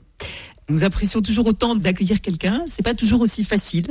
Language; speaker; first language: French; native; French